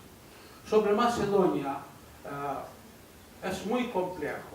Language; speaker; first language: Spanish; non-native, fluent; Greek